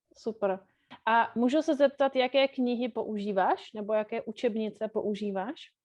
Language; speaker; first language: Czech; native; Czech